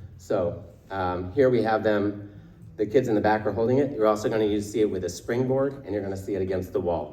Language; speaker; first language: English; native; English